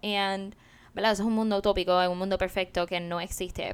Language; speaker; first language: Spanish; native; Spanish